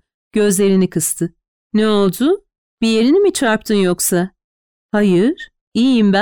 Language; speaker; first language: Turkish; native; Turkish